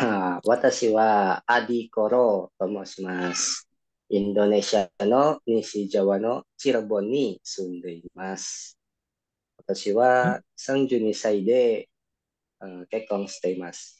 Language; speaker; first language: Japanese; non-native, learner; Indonesian